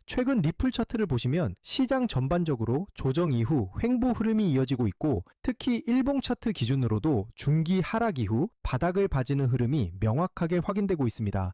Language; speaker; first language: Korean; native; Korean